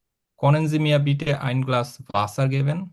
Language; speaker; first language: German; non-native, learner; Bangla